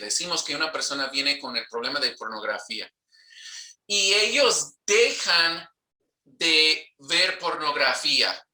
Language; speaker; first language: Spanish; non-native, fluent; English